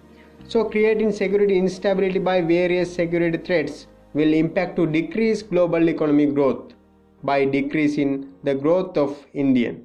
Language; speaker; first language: English; non-native, local second language; Sinhala